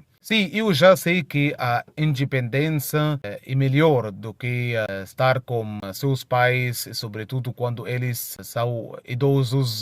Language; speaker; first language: Portuguese; non-native, fluent; Arabic